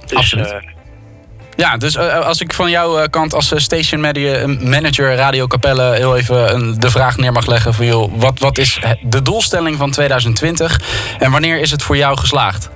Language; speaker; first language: Dutch; native; Dutch